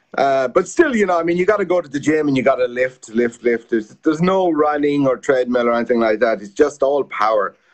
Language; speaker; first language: English; native; English